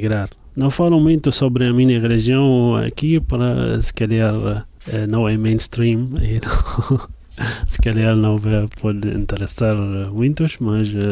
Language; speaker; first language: Portuguese; non-native, fluent; Arabic